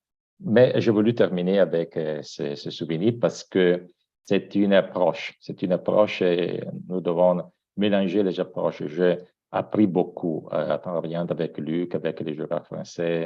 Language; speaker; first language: French; non-native, fluent; Italian